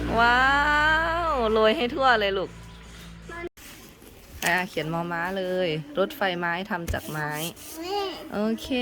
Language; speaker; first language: Thai; native; Thai